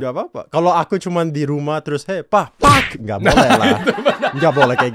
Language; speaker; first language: Indonesian; non-native, local second language; English